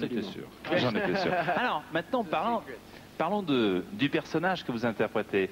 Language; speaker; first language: French; native; French